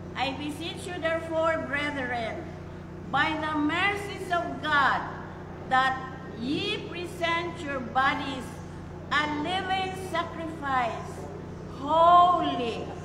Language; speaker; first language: English; non-native, local second language; Chavacano